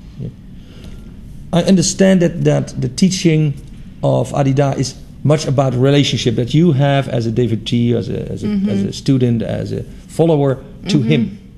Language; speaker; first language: English; non-native, fluent; Dutch